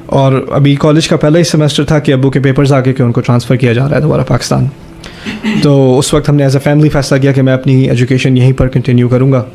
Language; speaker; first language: Urdu; early bilingual, heritage; German